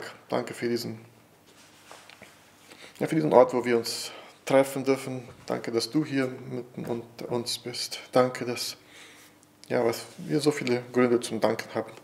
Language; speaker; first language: German; non-native, fluent; Portuguese